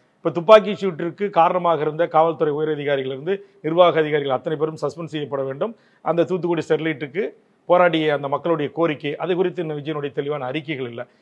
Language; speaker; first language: Tamil; native; Tamil